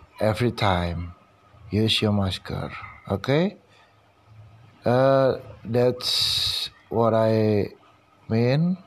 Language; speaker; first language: English; non-native, learner; Indonesian